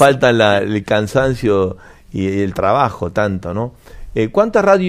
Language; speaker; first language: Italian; non-native, fluent; Spanish